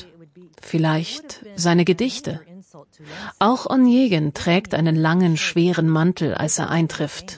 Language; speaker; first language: German; native; German